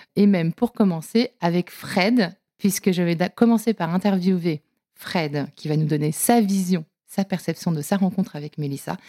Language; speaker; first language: French; native; French